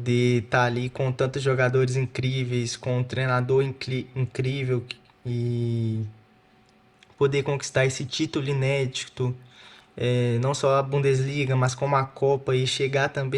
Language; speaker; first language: Portuguese; native; Portuguese